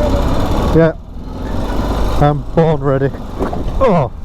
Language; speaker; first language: English; native; English